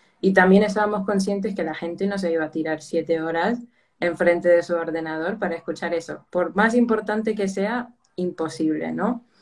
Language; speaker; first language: Spanish; early bilingual, heritage; Spanish